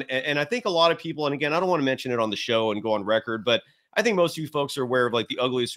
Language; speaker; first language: English; native; English